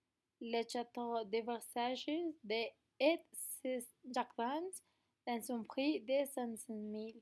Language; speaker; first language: French; non-native, learner; Spanish